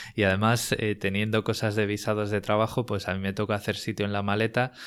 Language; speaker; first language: Spanish; native; Spanish